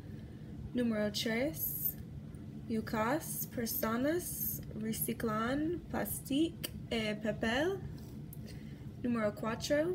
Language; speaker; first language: Spanish; non-native, learner; English